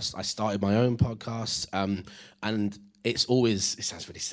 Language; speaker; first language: English; native; English